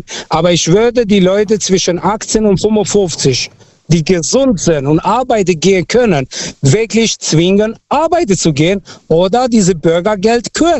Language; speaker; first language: German; non-native, fluent; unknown